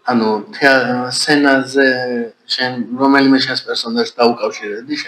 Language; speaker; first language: Georgian; native; Georgian